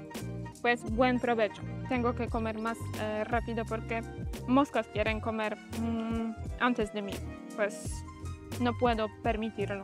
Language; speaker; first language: Spanish; non-native, fluent; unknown